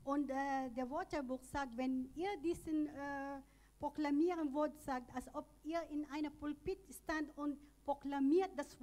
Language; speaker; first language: German; non-native, learner; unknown